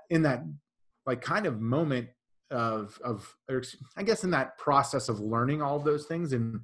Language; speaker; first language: English; native; English